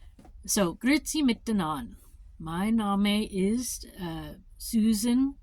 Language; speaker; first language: German; non-native, learner; English